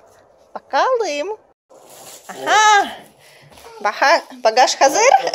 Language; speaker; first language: Turkish; non-native, learner; Russian